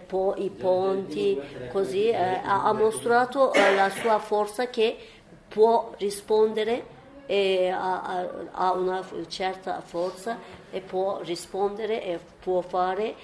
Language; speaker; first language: Italian; non-native, learner; Turkish